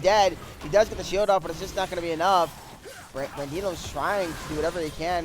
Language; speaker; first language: English; native; English